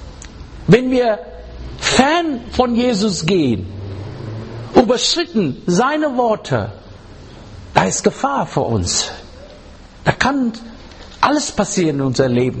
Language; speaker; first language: German; non-native, fluent; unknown